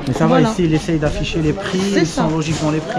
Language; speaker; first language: French; native; French